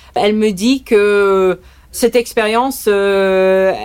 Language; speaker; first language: French; early bilingual, other home language; Dutch